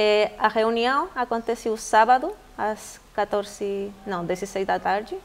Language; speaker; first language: Portuguese; non-native, fluent; Spanish